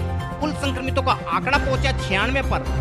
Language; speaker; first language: Hindi; native; Hindi